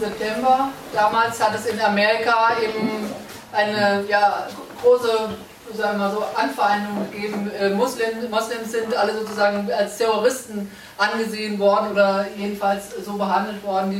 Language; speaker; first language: German; native; German